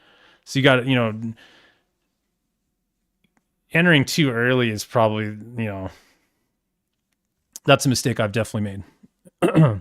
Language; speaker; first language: English; native; English